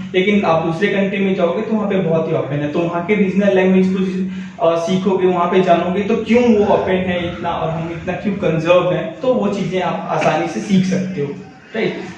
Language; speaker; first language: Hindi; native; Hindi